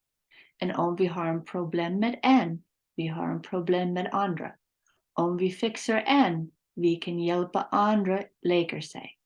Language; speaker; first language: Swedish; non-native, learner; English